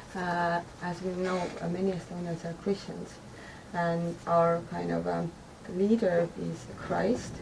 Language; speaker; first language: English; non-native, fluent; Estonian